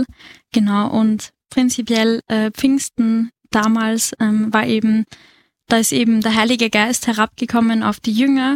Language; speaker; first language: German; native; German